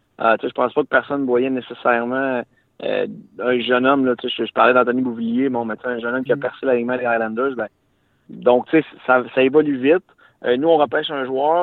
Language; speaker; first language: French; native; French